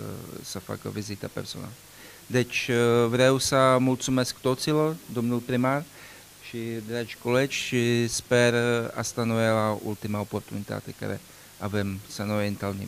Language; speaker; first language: Romanian; non-native, learner; Czech